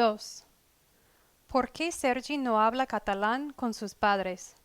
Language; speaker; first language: Spanish; non-native, fluent; English